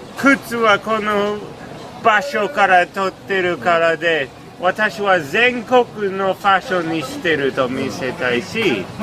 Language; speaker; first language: Japanese; non-native, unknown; English